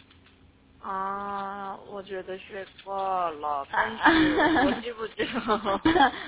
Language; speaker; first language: Chinese; non-native, learner; Korean